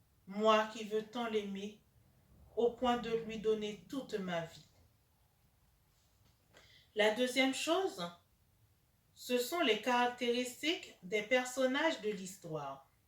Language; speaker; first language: French; native; French